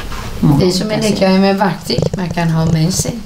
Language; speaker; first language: Swedish; non-native, fluent; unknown